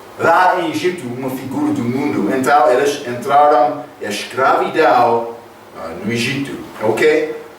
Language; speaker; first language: Portuguese; non-native, fluent; English